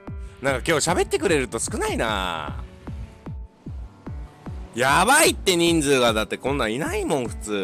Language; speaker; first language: Japanese; native; Japanese